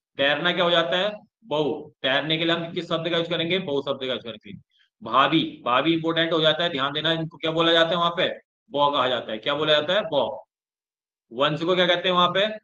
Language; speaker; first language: Hindi; native; Hindi